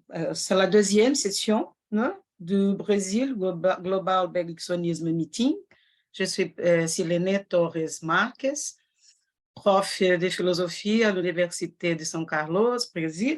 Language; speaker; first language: French; non-native, fluent; Portuguese